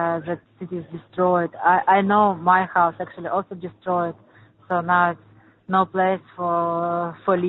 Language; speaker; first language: English; non-native, learner; Ukrainian